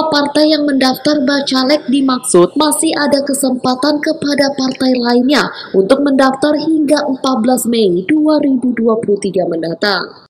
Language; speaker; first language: Indonesian; native; Indonesian